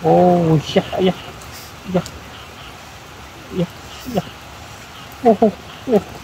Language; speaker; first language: English; non-native, learner; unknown